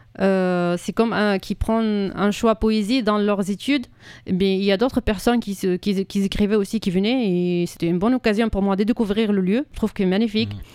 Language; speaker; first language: French; non-native, fluent; Arabic